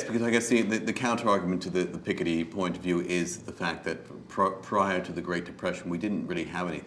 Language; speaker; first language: English; native; English